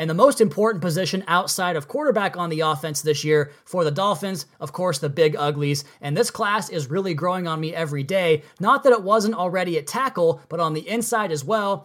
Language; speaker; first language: English; native; English